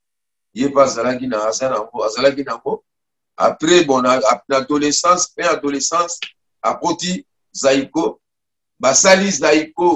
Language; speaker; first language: French; non-native, local second language; Lingala